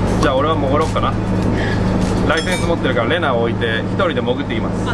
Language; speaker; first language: Japanese; native; Japanese